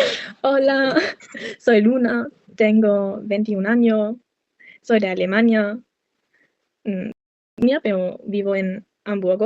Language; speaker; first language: Spanish; non-native, learner; German